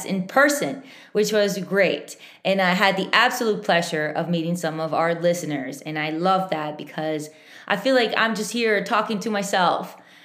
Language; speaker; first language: English; non-native, fluent; Spanish